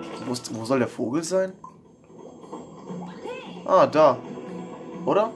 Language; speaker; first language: German; native; German